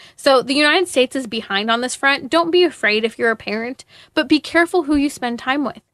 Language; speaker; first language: English; native; English